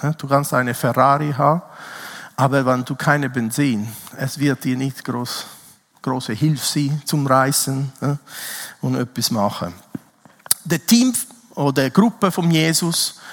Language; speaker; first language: German; non-native, fluent; Italian